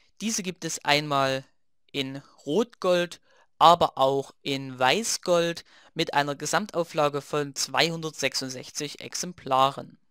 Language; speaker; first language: German; native; German